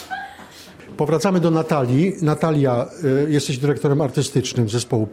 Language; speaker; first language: Polish; native; Polish